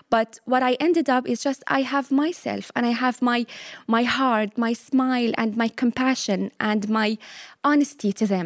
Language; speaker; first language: English; non-native, fluent; Arabic